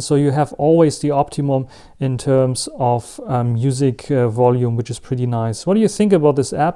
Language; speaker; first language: English; non-native, fluent; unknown